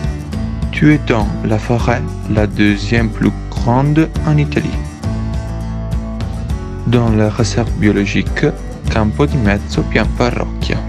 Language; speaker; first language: French; non-native, learner; Italian